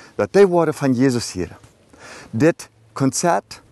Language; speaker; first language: German; early bilingual, other home language; Low German